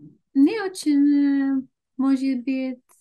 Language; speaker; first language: Russian; non-native, learner; Bulgarian